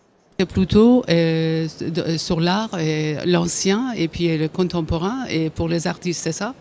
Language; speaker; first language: French; non-native, fluent; Persian